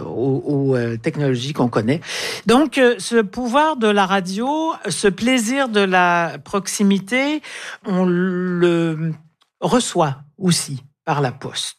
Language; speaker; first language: French; native; French